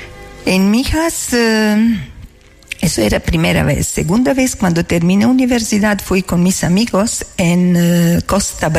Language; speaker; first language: Spanish; non-native, fluent; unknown